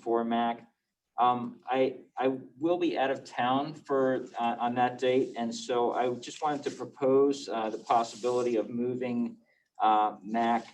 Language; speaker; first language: English; native; English